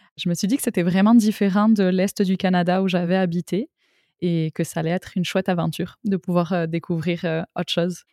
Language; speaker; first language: French; native; French